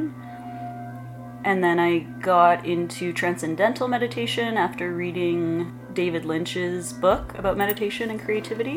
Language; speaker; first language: English; native; English